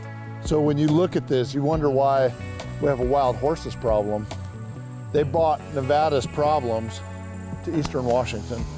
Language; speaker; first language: English; native; English